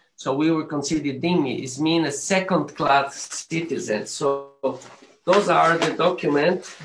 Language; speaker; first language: English; non-native, learner; Arabic